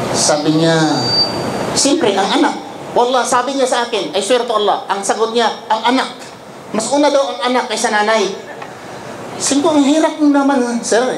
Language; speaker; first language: Filipino; non-native, local second language; Cebuano